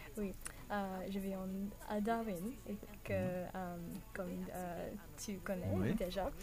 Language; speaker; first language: French; non-native, learner; English